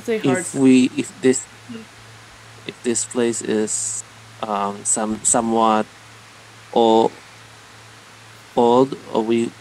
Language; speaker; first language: English; non-native, learner; Spanish